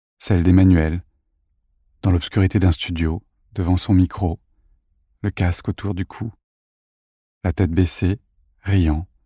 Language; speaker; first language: French; native; French